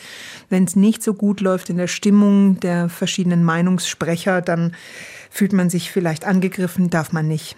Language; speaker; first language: German; native; German